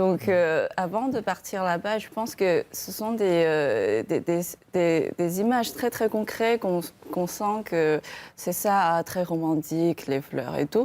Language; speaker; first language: French; non-native, fluent; Chinese